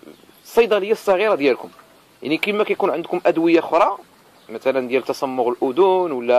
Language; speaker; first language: Arabic; native; Arabic